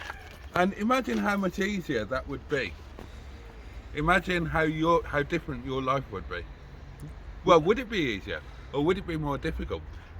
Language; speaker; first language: English; native; English